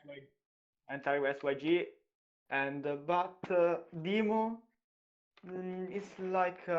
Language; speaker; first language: English; non-native, learner; Italian